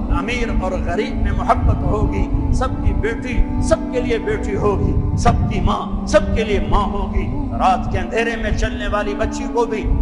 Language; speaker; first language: Urdu; non-native, local second language; Punjabi